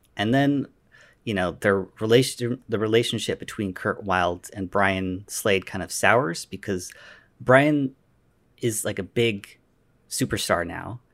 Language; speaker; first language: English; native; English